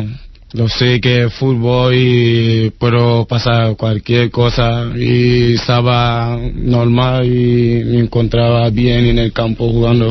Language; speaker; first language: Spanish; non-native, learner; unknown